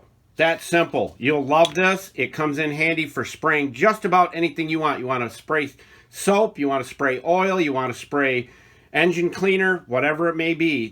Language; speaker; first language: English; native; English